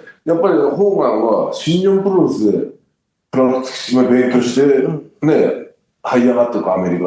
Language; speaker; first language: Japanese; native; Japanese